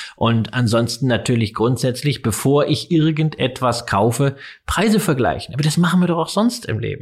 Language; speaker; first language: German; native; German